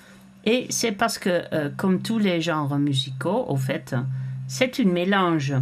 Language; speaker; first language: French; non-native, fluent; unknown